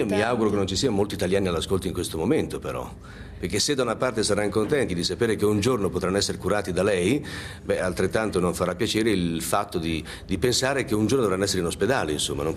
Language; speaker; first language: Italian; native; Italian